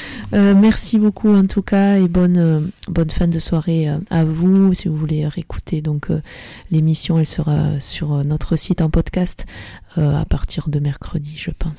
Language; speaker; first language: French; native; French